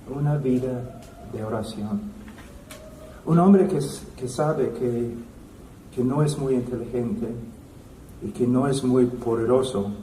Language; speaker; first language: Spanish; non-native, fluent; English